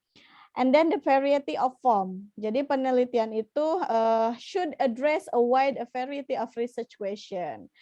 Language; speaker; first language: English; non-native, fluent; Indonesian